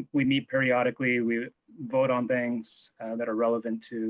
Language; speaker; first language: English; native; English